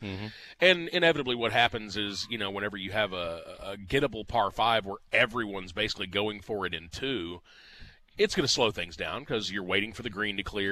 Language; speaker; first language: English; native; English